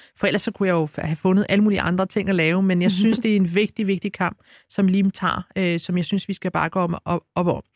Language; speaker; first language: Danish; early bilingual, other home language; Arabic